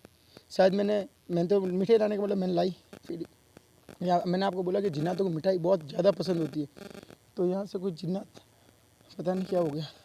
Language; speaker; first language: Hindi; native; Hindi